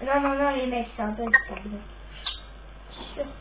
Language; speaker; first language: French; native; French